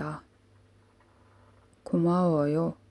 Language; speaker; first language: Korean; non-native, fluent; Mongolian